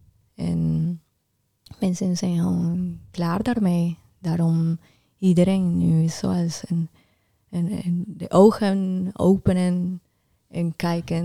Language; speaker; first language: Dutch; non-native, learner; Spanish